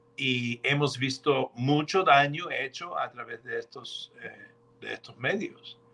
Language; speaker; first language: Spanish; non-native, fluent; English